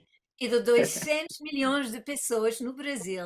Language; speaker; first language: Portuguese; non-native, fluent; English